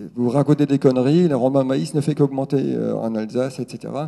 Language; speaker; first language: French; non-native, local second language; Swiss German